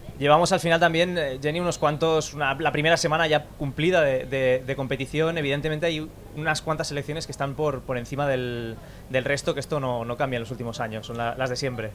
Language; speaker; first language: Spanish; native; Spanish